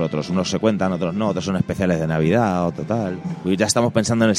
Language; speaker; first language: Spanish; native; Spanish